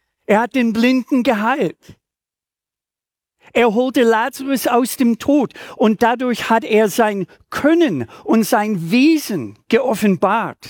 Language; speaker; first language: German; native; German